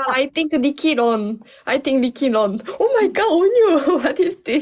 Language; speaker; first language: English; non-native, learner; Thai